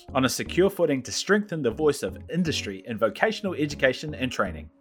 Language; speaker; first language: English; native; English